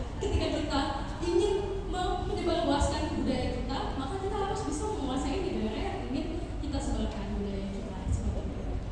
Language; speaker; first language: Indonesian; native; Indonesian